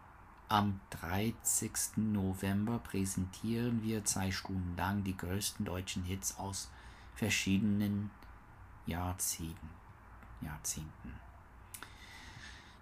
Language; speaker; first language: German; non-native, learner; English